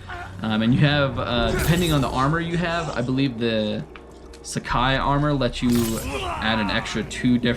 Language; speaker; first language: English; native; English